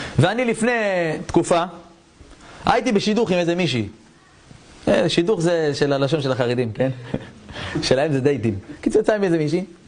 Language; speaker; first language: Hebrew; native; Hebrew